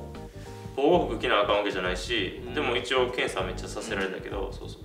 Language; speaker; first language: Japanese; native; Japanese